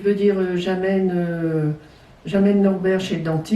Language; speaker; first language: French; native; French